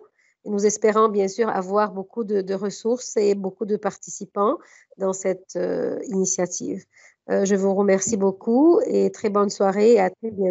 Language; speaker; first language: French; non-native, fluent; Arabic